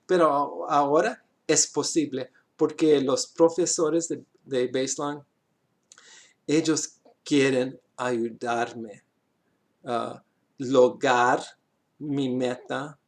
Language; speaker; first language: Spanish; non-native, learner; English